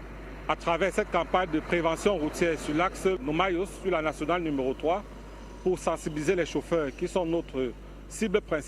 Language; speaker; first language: French; native; French